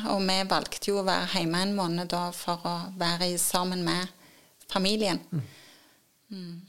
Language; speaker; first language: Norwegian; native; Norwegian